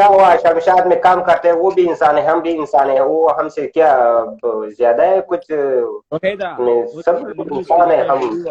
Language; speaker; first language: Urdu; non-native, learner; Pashto